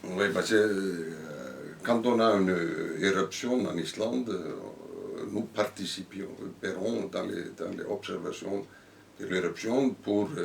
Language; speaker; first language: French; non-native, fluent; Icelandic